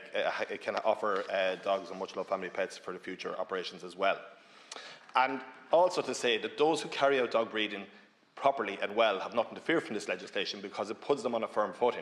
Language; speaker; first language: English; native; English